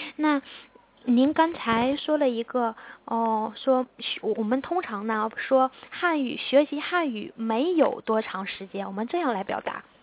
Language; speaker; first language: Chinese; native; Chinese